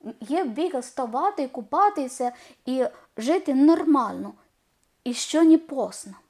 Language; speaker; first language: Ukrainian; non-native, learner; Malayalam